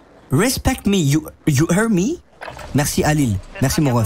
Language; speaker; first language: English; non-native, learner; French